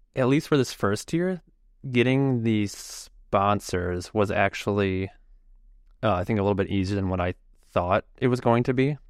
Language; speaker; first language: English; native; English